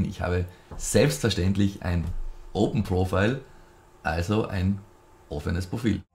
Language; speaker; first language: German; native; German